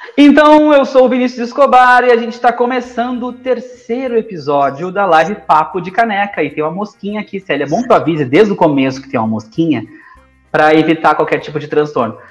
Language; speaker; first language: Portuguese; native; Portuguese